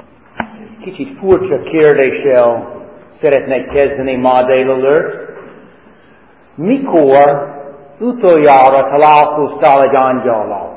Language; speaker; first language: Hungarian; non-native, fluent; English